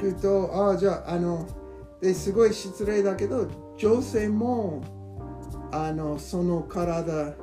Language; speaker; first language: Japanese; non-native, learner; English